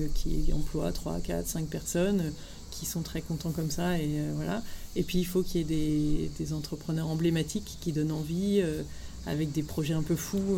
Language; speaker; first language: French; native; French